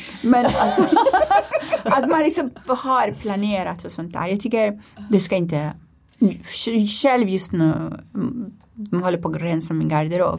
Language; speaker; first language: Swedish; non-native, fluent; Persian